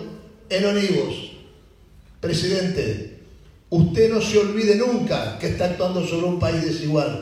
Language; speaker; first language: Spanish; native; Spanish